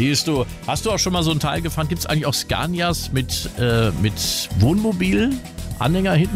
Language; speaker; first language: German; native; German